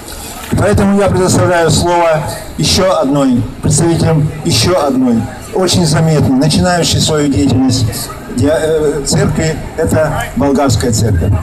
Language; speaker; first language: Russian; native; Russian